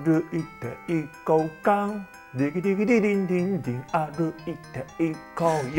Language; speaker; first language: Japanese; native; Japanese